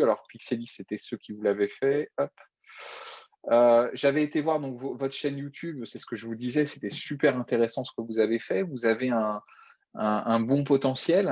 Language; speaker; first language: French; native; French